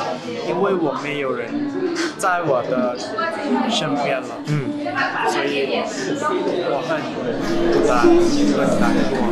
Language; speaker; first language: Chinese; non-native, learner; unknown